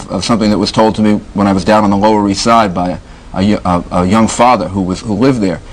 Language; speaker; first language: English; native; English